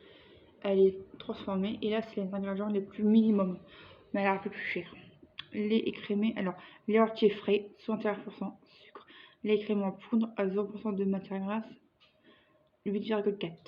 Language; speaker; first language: French; native; French